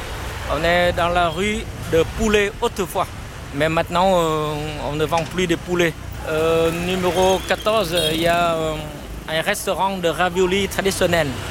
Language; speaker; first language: French; non-native, fluent; Vietnamese